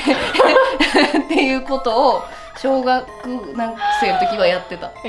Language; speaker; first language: Japanese; native; Japanese